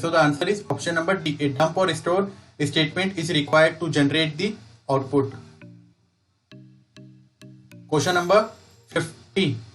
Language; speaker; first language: English; non-native, local second language; Hindi